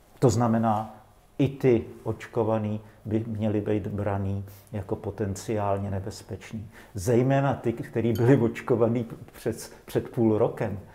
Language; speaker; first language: Czech; native; Czech